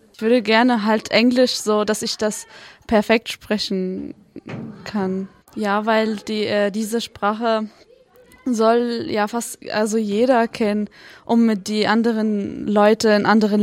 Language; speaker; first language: German; non-native, fluent; Arabic